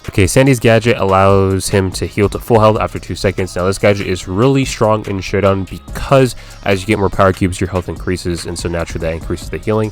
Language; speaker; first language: English; native; English